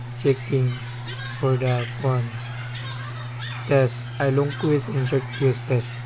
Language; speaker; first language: English; non-native, learner; Cebuano